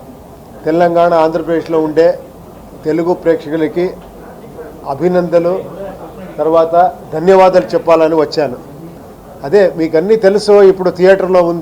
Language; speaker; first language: Telugu; non-native, fluent; Kannada